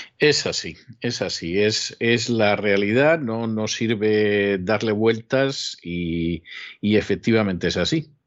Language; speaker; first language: Spanish; native; Spanish